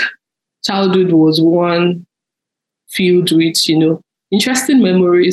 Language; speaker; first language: English; non-native, local second language; Yoruba